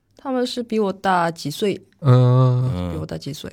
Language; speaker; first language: Chinese; non-native, fluent; Korean